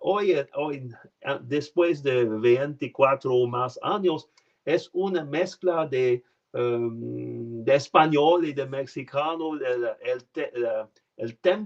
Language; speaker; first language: Spanish; non-native, learner; French